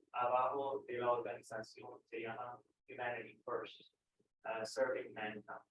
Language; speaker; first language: Spanish; non-native, fluent; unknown